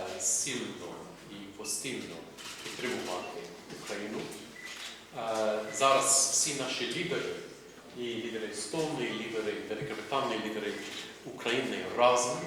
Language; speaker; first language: Ukrainian; non-native, fluent; English